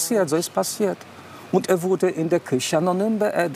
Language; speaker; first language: German; non-native, fluent; Polish